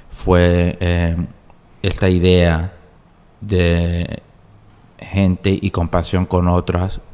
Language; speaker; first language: Spanish; early bilingual, heritage; Spanish